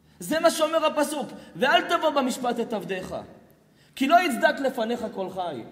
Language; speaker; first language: Hebrew; native; Hebrew